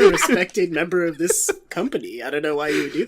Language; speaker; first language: English; native; English